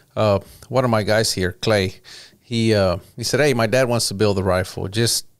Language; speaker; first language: English; early bilingual, other home language; Spanish